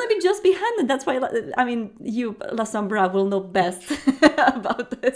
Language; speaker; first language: English; non-native, fluent; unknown